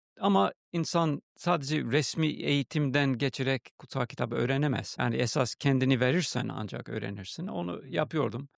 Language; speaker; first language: Turkish; non-native, fluent; English